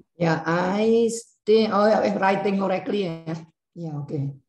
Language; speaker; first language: English; non-native, learner; Indonesian